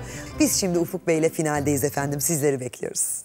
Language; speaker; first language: Turkish; native; Turkish